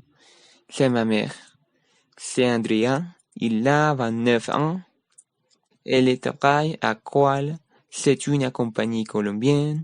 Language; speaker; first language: French; non-native, learner; Spanish